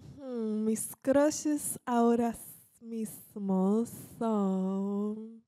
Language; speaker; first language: Spanish; early bilingual, heritage; Spanish